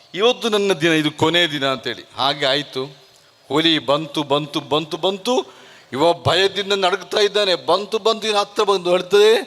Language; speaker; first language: Kannada; non-native, local second language; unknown